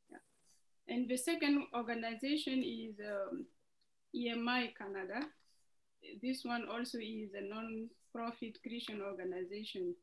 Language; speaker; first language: English; non-native, fluent; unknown